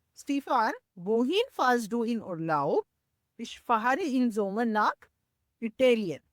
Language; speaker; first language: German; non-native, learner; Hindi